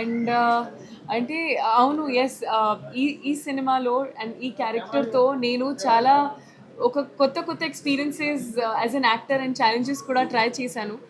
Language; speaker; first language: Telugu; non-native, learner; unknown